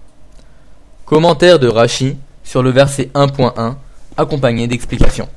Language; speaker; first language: French; native; French